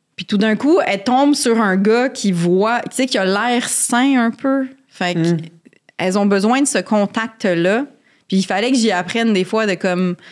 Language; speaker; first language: French; native; French